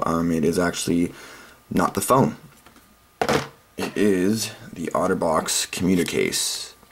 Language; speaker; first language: English; native; English